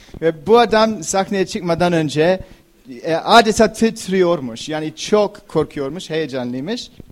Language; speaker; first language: Turkish; non-native, fluent; English